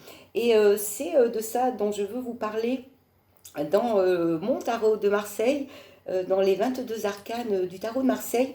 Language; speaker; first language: French; native; French